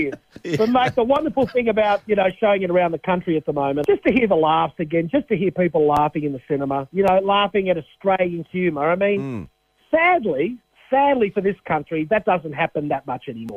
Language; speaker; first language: English; native; English